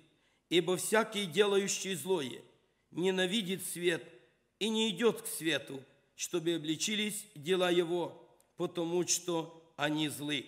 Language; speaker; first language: Russian; non-native, local second language; Ukrainian